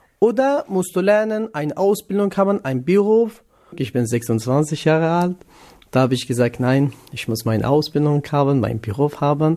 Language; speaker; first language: German; non-native, learner; Kurdish